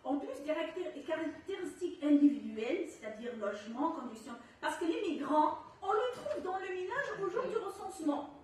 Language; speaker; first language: French; non-native, local second language; Arabic